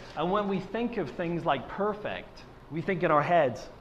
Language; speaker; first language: English; native; English